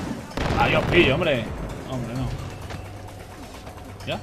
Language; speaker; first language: Spanish; native; Spanish